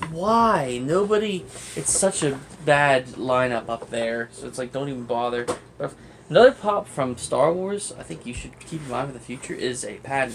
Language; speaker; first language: English; native; English